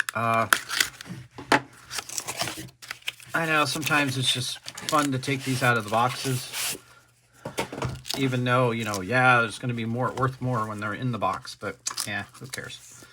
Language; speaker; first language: English; native; English